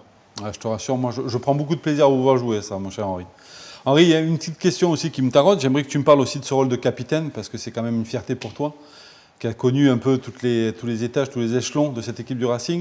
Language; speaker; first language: French; native; French